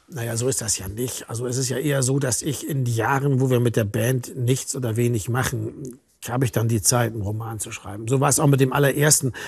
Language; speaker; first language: German; native; German